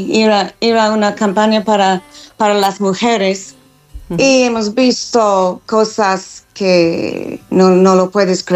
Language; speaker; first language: Spanish; non-native, fluent; English